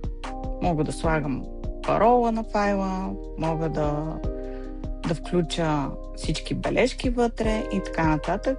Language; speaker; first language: Bulgarian; native; Bulgarian